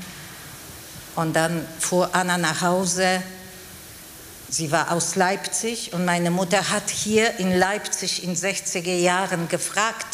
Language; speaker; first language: German; non-native, fluent; Polish